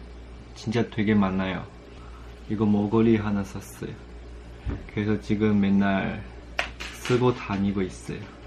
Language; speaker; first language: Korean; non-native, learner; Chinese